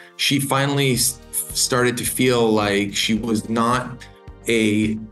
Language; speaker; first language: English; native; English